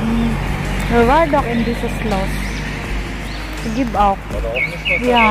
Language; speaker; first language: German; non-native, learner; Filipino